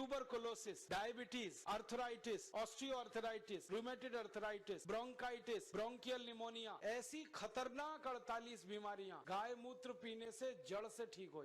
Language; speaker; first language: Hindi; native; Hindi